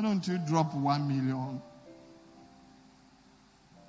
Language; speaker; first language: English; non-native, local second language; Akan